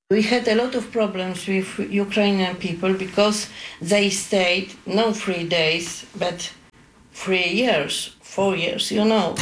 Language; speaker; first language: English; non-native, learner; Polish